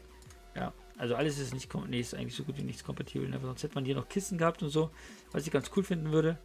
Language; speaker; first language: German; native; German